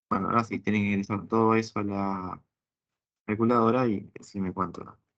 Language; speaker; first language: Spanish; native; Spanish